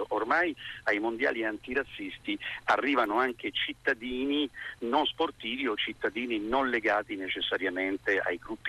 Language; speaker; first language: Italian; native; Italian